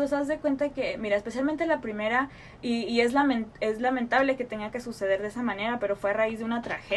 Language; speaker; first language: Spanish; early bilingual, heritage; Spanish